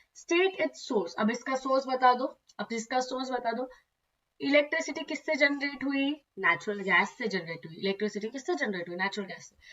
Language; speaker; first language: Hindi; non-native, local second language; Marathi